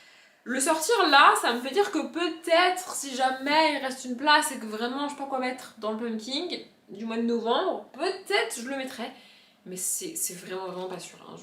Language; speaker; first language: French; native; French